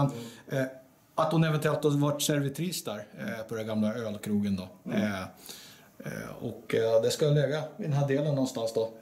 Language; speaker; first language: Swedish; native; Swedish